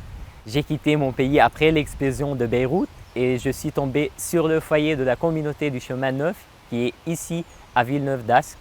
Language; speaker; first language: French; non-native, local second language; Arabic